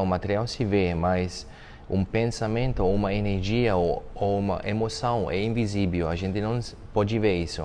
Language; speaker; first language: Portuguese; non-native, fluent; German